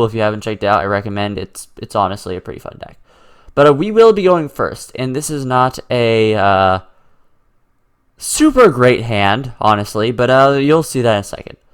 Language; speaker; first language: English; native; English